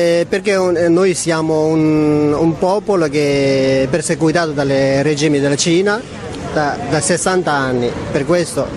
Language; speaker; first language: Italian; non-native, fluent; Tibetan